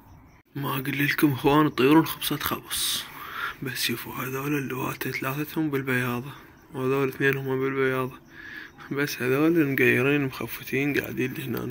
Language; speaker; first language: Arabic; native; Arabic